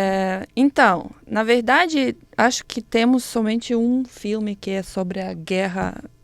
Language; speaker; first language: Portuguese; non-native, learner; Ukrainian